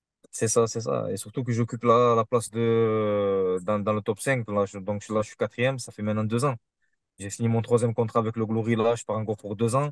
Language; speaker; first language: French; native; French